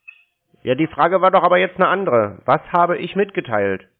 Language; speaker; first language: German; native; German